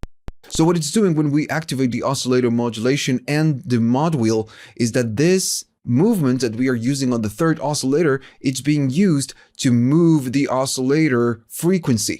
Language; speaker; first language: English; non-native, fluent; Spanish